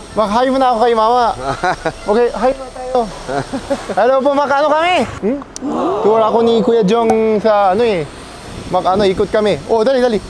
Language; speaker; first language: Filipino; non-native, fluent; Korean